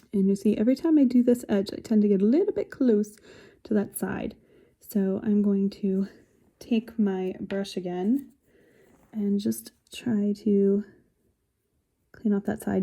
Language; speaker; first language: English; native; English